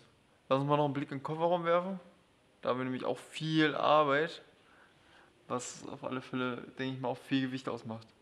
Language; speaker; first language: German; native; German